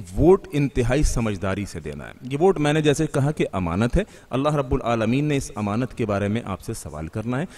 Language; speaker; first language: Urdu; native; Urdu